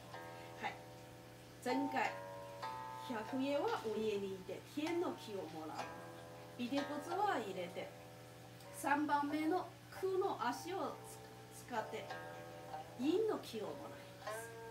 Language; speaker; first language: Japanese; non-native, fluent; Chinese